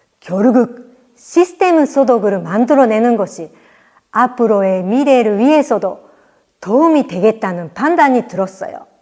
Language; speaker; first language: Korean; non-native, fluent; Japanese